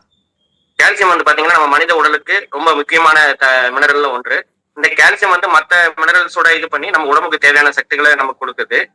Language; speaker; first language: Tamil; native; Tamil